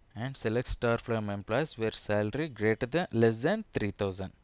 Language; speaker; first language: English; non-native, local second language; Telugu